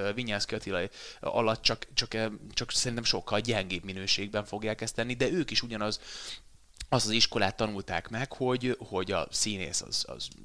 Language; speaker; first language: Hungarian; native; Hungarian